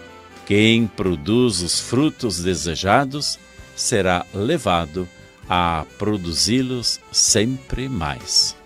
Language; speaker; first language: Portuguese; native; Portuguese